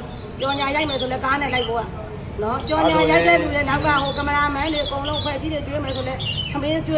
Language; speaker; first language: Burmese; native; Burmese